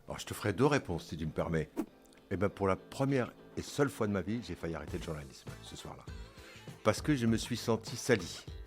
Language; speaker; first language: French; early bilingual, other home language; Kabyle